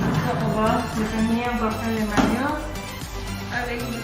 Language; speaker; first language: French; non-native, learner; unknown